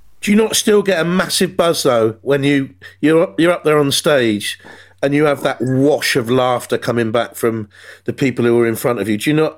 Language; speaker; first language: English; native; English